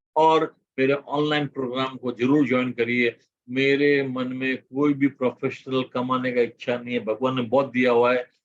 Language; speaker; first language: Hindi; non-native, local second language; Gujarati